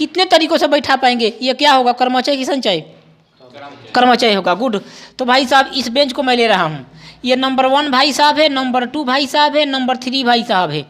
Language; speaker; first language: Hindi; non-native, local second language; Bhojpuri